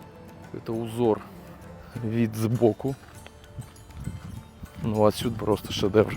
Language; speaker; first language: Russian; native; Russian